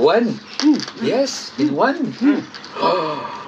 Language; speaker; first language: English; non-native, fluent; French